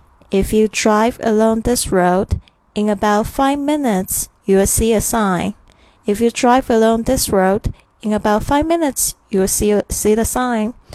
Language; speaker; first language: English; non-native, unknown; Chinese